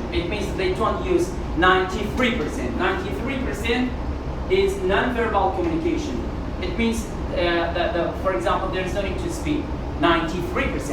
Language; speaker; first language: English; non-native, fluent; Kurdish